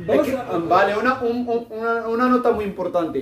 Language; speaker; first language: Spanish; non-native, fluent; Arabic